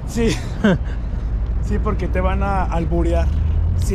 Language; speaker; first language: Spanish; native; Spanish